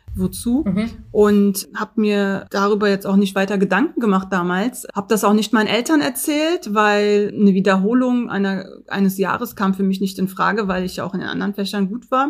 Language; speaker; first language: German; early bilingual, other home language; Turkish